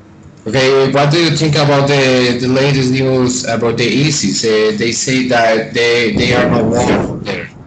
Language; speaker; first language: English; non-native, fluent; Spanish